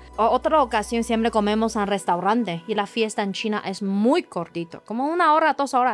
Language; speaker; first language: Spanish; non-native, learner; Chinese